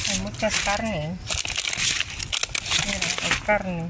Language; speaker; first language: Spanish; non-native, learner; Filipino